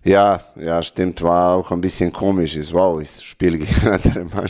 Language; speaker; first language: German; non-native, learner; Serbian